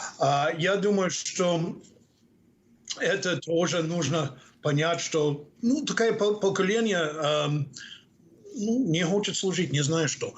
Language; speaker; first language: Russian; non-native, fluent; English